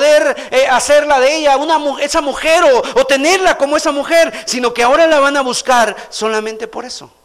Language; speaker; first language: Spanish; native; Spanish